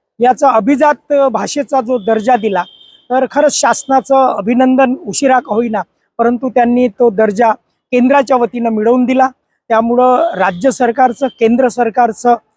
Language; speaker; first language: Marathi; native; Marathi